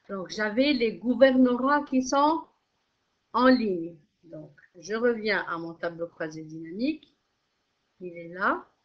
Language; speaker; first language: French; non-native, local second language; Arabic